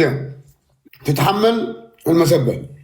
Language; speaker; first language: Arabic; native; Arabic